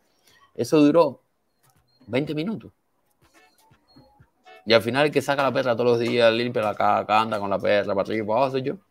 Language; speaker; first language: Spanish; native; Spanish